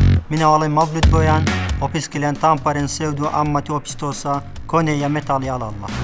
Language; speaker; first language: Finnish; non-native, local second language; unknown